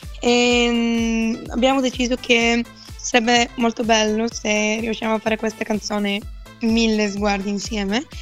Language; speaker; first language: Italian; non-native, fluent; Bulgarian